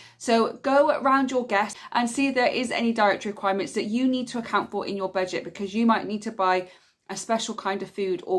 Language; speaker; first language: English; native; English